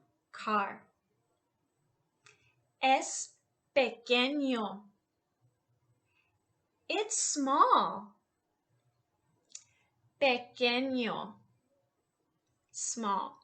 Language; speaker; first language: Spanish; non-native, fluent; English